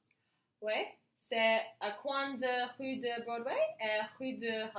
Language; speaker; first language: French; non-native, learner; English